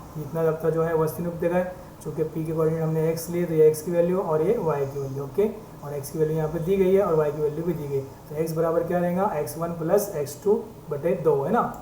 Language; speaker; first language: Urdu; native; Urdu